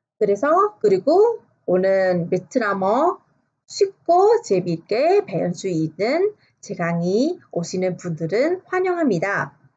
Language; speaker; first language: Korean; non-native, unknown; Vietnamese